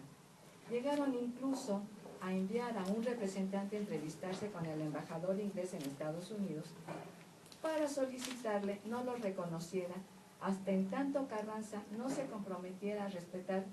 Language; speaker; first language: Spanish; native; Spanish